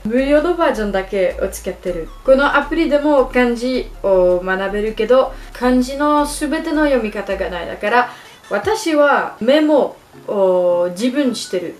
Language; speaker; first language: Japanese; non-native, learner; French